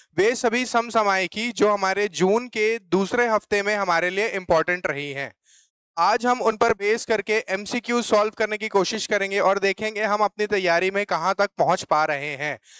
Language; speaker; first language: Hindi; native; Hindi